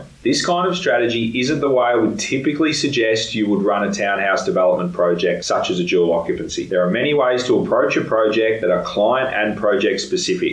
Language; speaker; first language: English; native; English